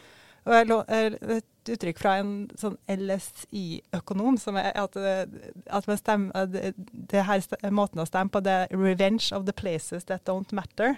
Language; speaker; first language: Norwegian; native; Norwegian